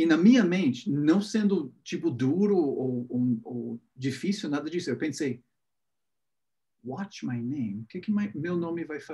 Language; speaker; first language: Portuguese; non-native, fluent; English